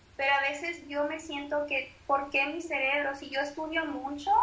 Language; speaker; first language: Spanish; native; Spanish